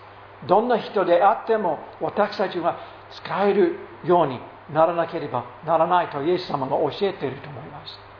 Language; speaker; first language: Japanese; non-native, fluent; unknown